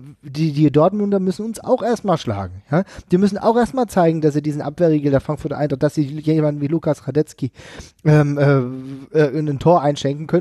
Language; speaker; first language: German; native; German